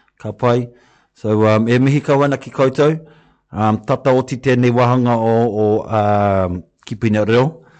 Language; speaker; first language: Māori; non-native, local second language; English